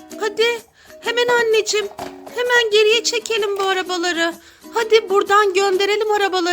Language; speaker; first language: Turkish; native; Turkish